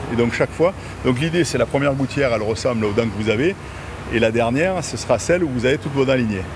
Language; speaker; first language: French; native; French